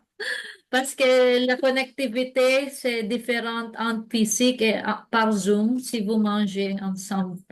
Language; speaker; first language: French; non-native, learner; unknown